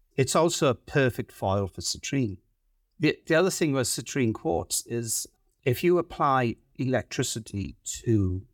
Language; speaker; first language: English; native; English